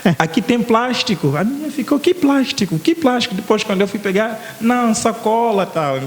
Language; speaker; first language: Portuguese; non-native, local second language; Tsonga